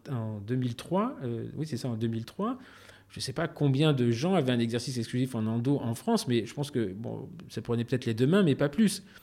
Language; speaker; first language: French; native; French